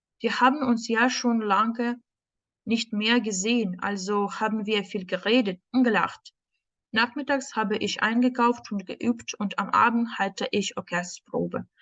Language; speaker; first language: German; non-native, fluent; Ukrainian